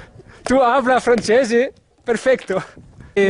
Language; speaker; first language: Spanish; non-native, learner; French